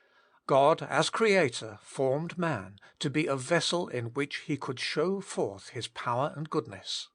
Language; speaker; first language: English; native; English